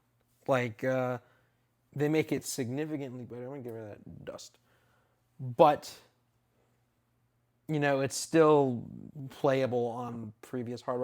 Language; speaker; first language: English; native; English